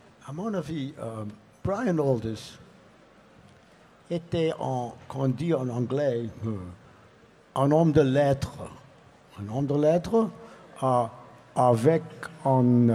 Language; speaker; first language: French; non-native, learner; English